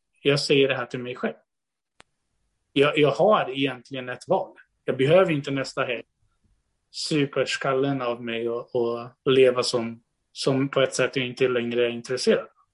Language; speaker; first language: Swedish; non-native, fluent; Portuguese